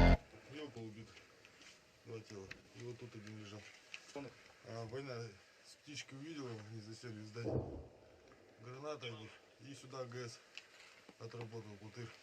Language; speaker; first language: Russian; native; Russian